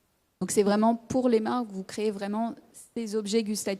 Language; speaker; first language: French; native; French